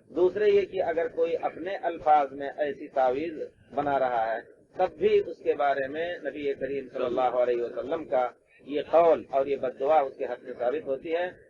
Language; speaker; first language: Urdu; native; Urdu